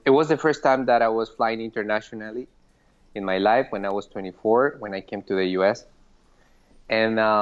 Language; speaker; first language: English; non-native, fluent; Spanish